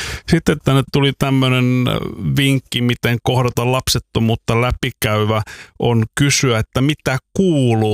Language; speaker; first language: Finnish; native; Finnish